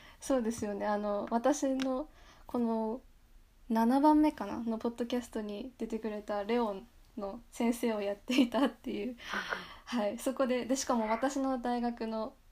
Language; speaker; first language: Japanese; native; Japanese